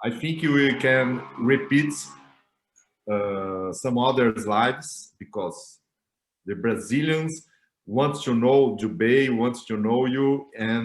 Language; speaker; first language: English; non-native, learner; Portuguese